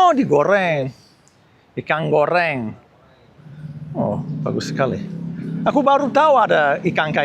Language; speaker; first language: Indonesian; non-native, learner; English